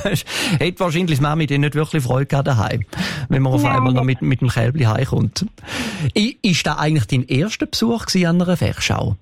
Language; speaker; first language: German; native; German